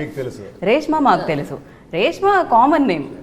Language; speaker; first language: Telugu; native; Telugu